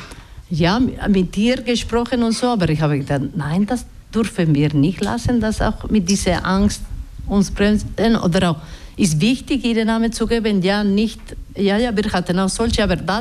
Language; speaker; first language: German; non-native, learner; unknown